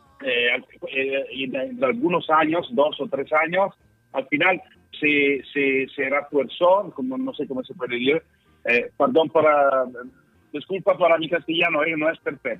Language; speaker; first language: Spanish; non-native, learner; Italian